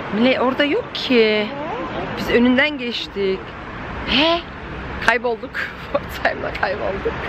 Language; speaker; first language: Turkish; early bilingual, heritage; Turkish